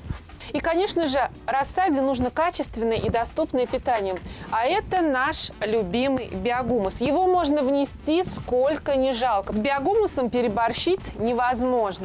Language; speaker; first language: Russian; native; Russian